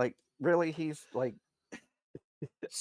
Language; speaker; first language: English; native; English